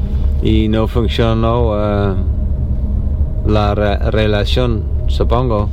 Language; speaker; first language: Spanish; non-native, learner; English